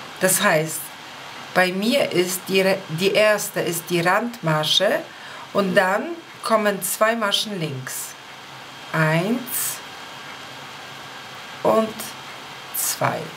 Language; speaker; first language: German; non-native, fluent; Polish